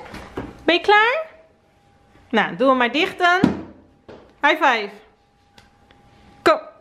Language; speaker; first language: Dutch; native; Dutch